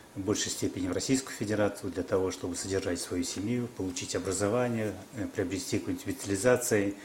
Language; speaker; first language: Russian; non-native, local second language; Kyrgyz